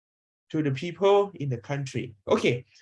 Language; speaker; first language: English; non-native, learner; Thai